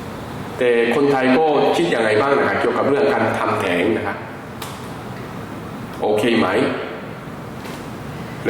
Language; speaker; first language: Thai; non-native, fluent; Korean